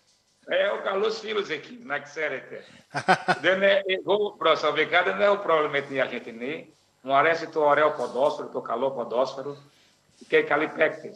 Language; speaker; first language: Greek; non-native, fluent; Portuguese